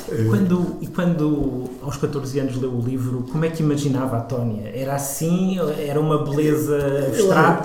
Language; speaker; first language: Portuguese; native; Portuguese